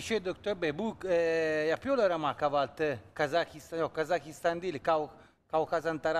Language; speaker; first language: Turkish; non-native, learner; Italian